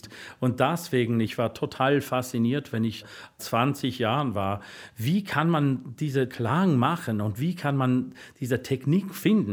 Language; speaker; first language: German; non-native, fluent; English